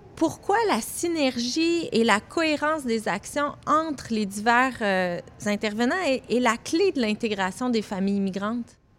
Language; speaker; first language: French; native; French